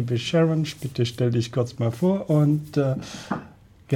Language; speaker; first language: German; native; German